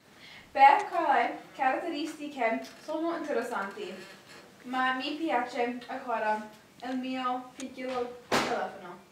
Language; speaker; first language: Italian; non-native, learner; English